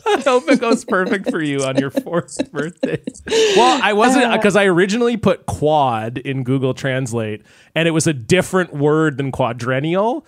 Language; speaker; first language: English; native; English